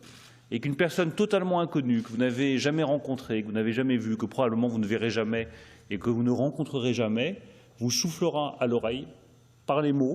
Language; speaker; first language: French; native; French